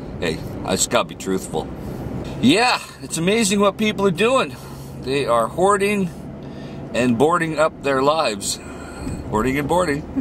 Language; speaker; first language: English; native; English